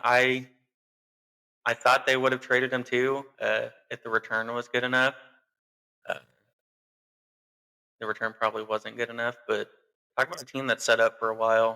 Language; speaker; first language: English; native; English